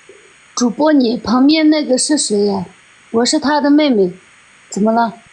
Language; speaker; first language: Chinese; non-native, local second language; Tibetan